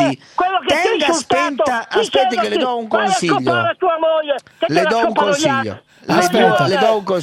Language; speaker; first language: Italian; native; Italian